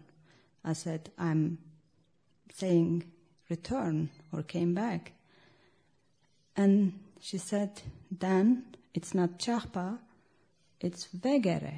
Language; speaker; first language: English; non-native, fluent; Turkish